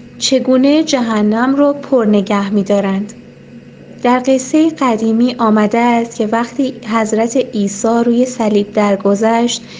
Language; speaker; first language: Persian; native; Persian